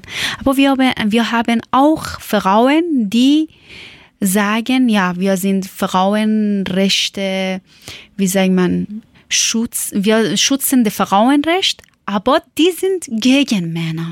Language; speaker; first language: German; non-native, learner; Persian